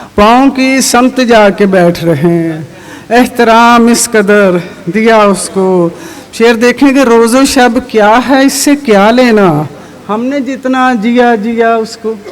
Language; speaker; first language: Urdu; non-native, local second language; Punjabi